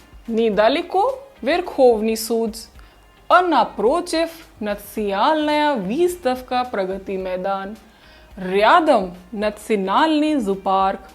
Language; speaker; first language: Russian; non-native, fluent; Hindi